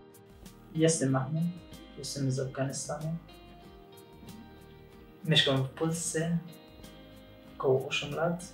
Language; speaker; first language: Polish; non-native, learner; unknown